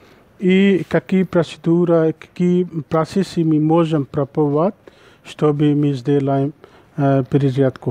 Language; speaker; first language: Russian; non-native, learner; Urdu